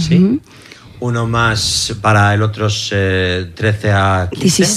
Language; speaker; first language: Spanish; non-native, learner; English